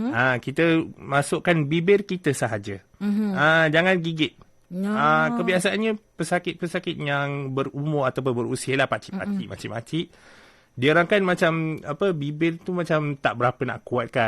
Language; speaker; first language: Malay; native; Malay